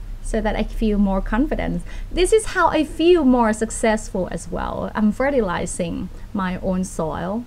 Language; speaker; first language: English; non-native, fluent; Thai